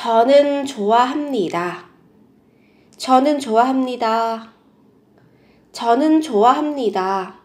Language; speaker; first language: Korean; non-native, fluent; Vietnamese